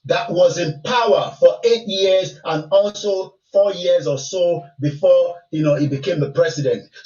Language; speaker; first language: English; non-native, local second language; Yoruba